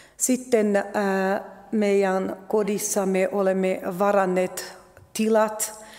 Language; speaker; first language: Finnish; non-native, fluent; French